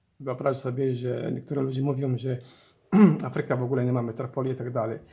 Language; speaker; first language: Polish; non-native, learner; Somali